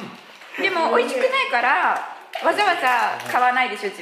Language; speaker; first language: Japanese; native; Japanese